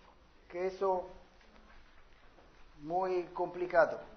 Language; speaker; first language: Spanish; non-native, learner; Italian